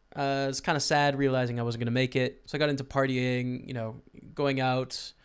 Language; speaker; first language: English; native; English